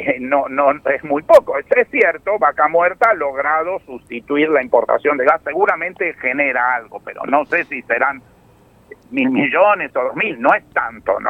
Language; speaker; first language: Spanish; native; Spanish